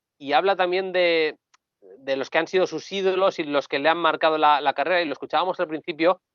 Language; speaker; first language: Spanish; native; Spanish